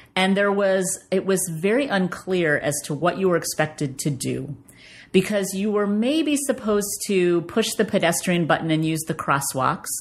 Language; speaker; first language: English; native; English